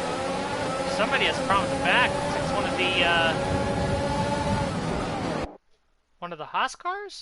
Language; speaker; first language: English; native; English